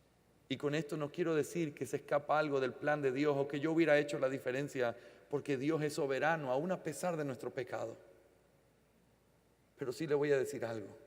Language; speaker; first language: Spanish; native; Spanish